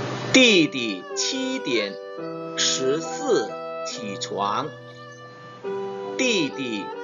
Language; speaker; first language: Chinese; non-native, fluent; Indonesian